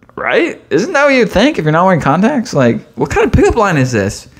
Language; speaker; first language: English; native; English